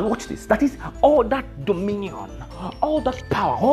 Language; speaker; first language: English; non-native, local second language; Yoruba